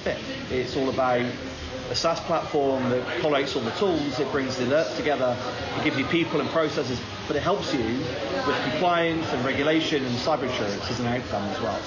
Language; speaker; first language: English; native; English